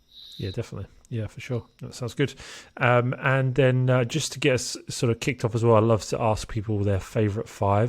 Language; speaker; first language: English; native; English